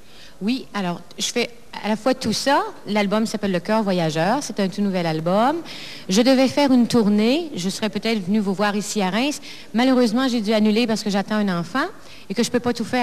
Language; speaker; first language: French; native; French